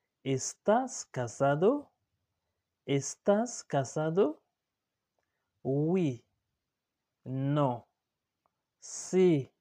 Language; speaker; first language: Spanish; non-native, learner; Haitian Creole